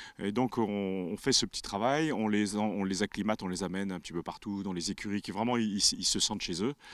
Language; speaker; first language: French; native; French